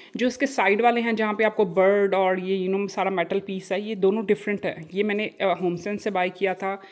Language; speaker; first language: Urdu; non-native, local second language; Punjabi